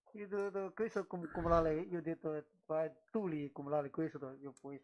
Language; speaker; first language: Italian; non-native, learner; Chinese